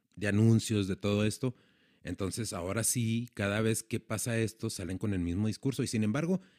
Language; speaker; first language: Spanish; native; Spanish